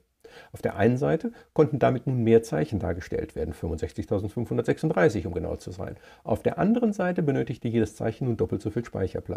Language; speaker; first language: German; native; German